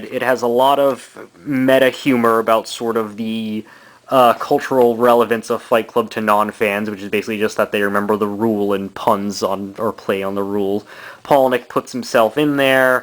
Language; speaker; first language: English; native; English